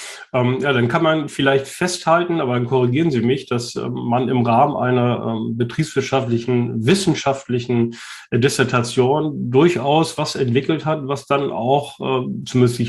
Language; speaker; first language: German; native; German